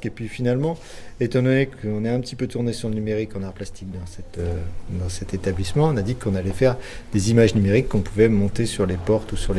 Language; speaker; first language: French; native; French